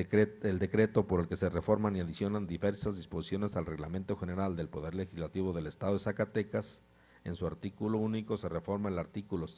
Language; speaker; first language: Spanish; native; Spanish